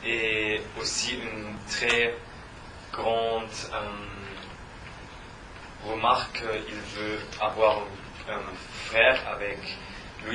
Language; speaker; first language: French; non-native, learner; German